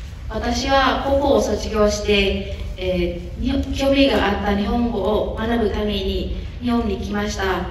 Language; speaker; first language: Japanese; non-native, fluent; Vietnamese